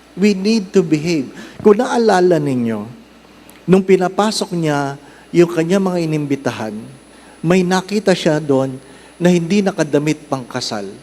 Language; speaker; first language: Filipino; non-native, local second language; Cebuano